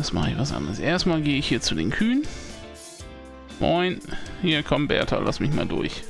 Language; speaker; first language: German; native; German